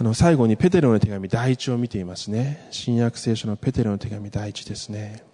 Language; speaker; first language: Japanese; early bilingual, other home language; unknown